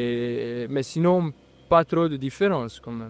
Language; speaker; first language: French; non-native, fluent; Italian